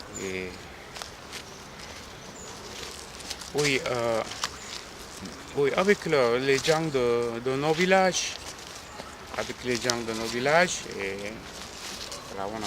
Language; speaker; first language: French; non-native, fluent; Korean